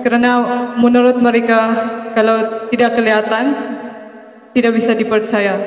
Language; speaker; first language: Indonesian; non-native, fluent; Maranao